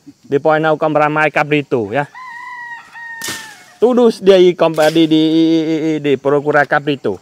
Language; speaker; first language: Portuguese; non-native, learner; Vietnamese